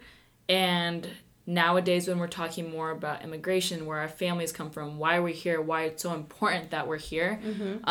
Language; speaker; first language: English; early bilingual, other home language; Spanish